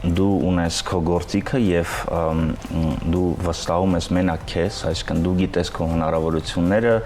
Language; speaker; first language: Armenian; early bilingual, heritage; Armenian